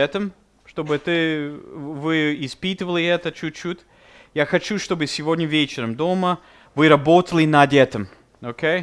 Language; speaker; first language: Russian; non-native, fluent; English